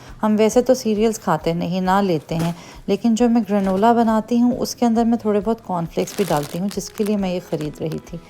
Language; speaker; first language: Urdu; native; Urdu